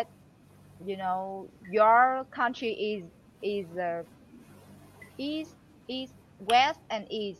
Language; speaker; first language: English; non-native, learner; Vietnamese